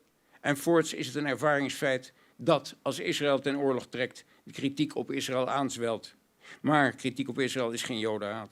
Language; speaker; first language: Dutch; native; Dutch